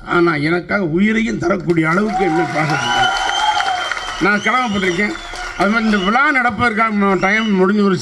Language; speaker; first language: Tamil; native; Tamil